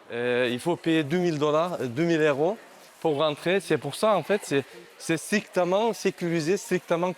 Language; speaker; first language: French; non-native, fluent; Turkmen